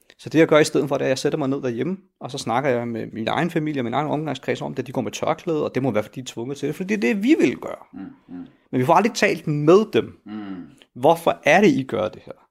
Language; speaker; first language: Danish; early bilingual, other home language; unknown